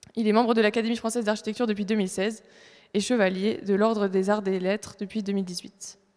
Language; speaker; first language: French; native; French